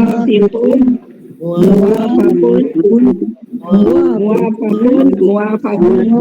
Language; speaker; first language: Arabic; non-native, learner; Malay